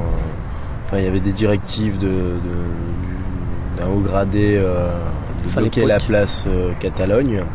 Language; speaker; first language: French; native; French